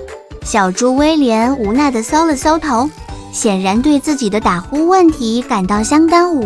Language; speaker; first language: Chinese; native; Chinese